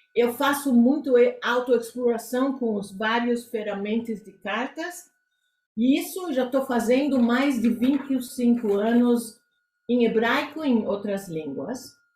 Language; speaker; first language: Portuguese; early bilingual, heritage; Portuguese